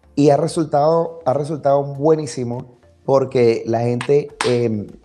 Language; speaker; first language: Spanish; native; Spanish